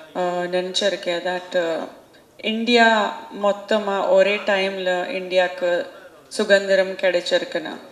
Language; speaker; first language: Tamil; non-native, local second language; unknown